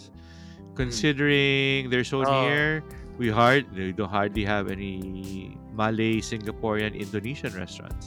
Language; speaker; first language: English; non-native, local second language; Filipino